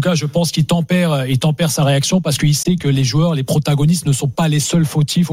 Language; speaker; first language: French; native; French